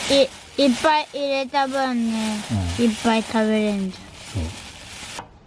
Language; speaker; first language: Japanese; native; Japanese